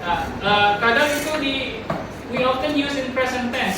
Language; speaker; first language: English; non-native, fluent; Indonesian